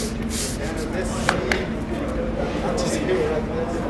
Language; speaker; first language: English; non-native, learner; Spanish